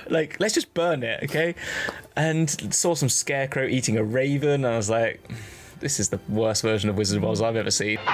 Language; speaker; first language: English; native; English